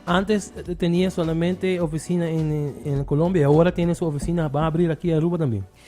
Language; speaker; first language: Spanish; non-native, learner; Papiamento